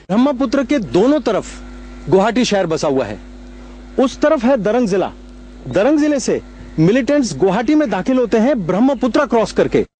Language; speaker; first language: Hindi; native; Hindi